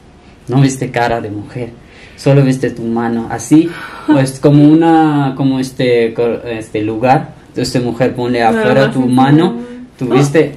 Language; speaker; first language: Spanish; non-native, learner; Punjabi